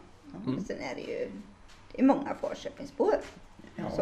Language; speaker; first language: Swedish; native; Swedish